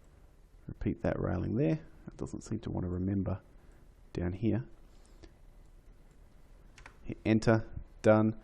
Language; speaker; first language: English; native; English